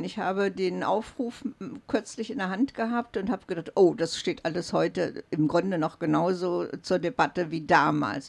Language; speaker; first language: German; native; German